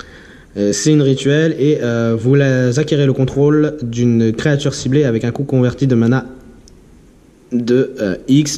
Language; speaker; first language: French; native; French